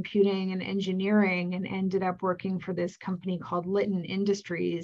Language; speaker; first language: English; native; English